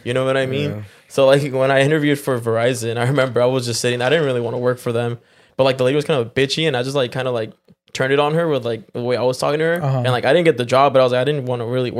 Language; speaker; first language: English; early bilingual, other home language; Spanish